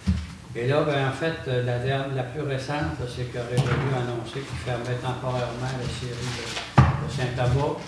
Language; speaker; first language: French; native; French